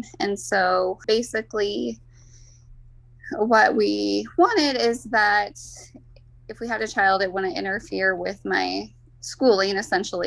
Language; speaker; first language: English; native; English